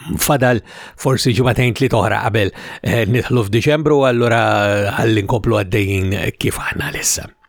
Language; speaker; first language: Maltese; native; Maltese